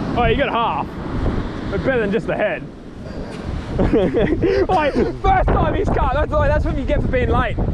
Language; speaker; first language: English; native; English